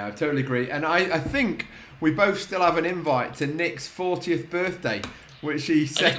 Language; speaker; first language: English; native; English